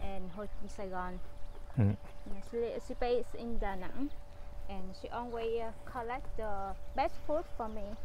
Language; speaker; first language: English; non-native, fluent; Vietnamese